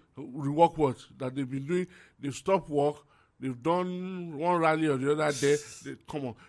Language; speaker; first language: English; non-native, local second language; Yoruba